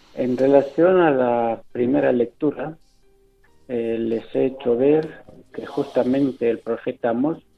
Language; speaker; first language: Spanish; non-native, local second language; Fang